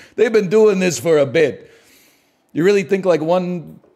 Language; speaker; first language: English; native; English